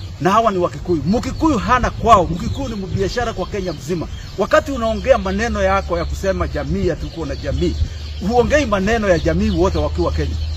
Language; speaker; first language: Swahili; non-native, local second language; Kikuyu